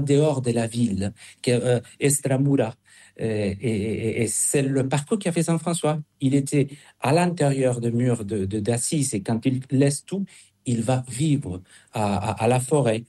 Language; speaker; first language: French; non-native, fluent; Spanish